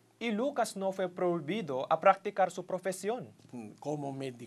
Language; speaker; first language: Spanish; non-native, fluent; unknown